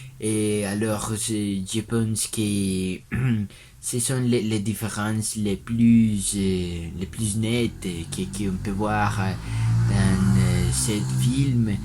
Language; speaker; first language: French; non-native, learner; Spanish